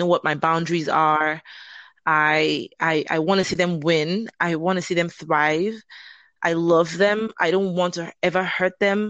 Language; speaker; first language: English; non-native, local second language; Yoruba